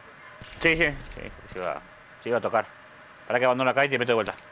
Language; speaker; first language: Spanish; native; Spanish